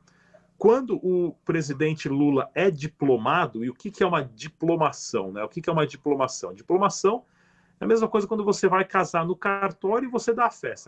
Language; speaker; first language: Portuguese; native; Portuguese